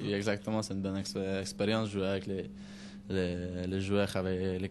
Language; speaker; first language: French; non-native, learner; Polish